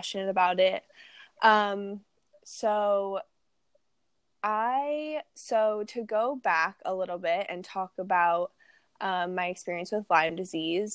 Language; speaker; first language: English; native; English